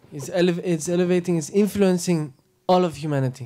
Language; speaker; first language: English; non-native, fluent; Spanish